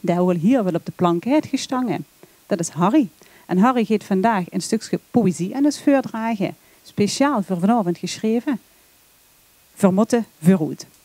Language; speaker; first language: Dutch; native; Dutch